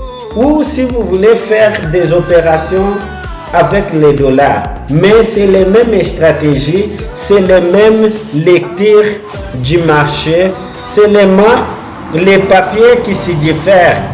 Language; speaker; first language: French; non-native, fluent; Portuguese